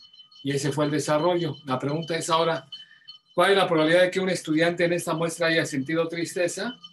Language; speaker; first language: Spanish; native; Spanish